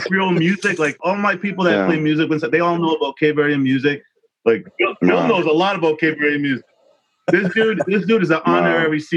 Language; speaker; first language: English; non-native, fluent; Kabuverdianu